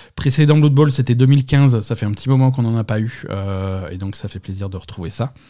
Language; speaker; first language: French; native; French